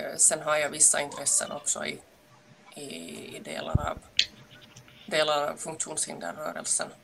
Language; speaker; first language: Swedish; native; Swedish